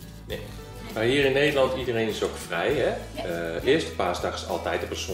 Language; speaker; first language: Dutch; native; Dutch